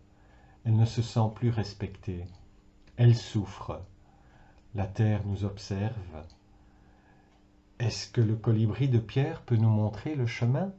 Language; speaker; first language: French; native; French